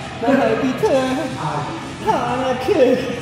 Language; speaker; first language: Filipino; native; Filipino